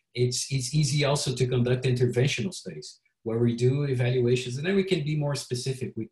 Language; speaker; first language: English; non-native, fluent; Portuguese